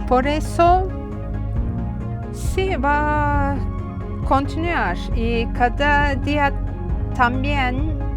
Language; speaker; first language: Spanish; non-native, fluent; Turkish